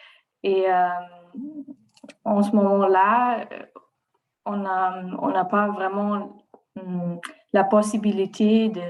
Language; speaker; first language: French; non-native, learner; German